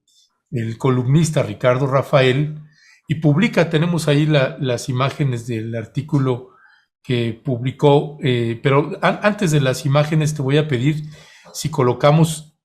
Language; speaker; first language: Spanish; native; Spanish